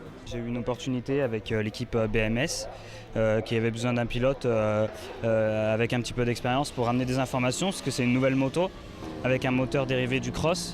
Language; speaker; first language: French; native; French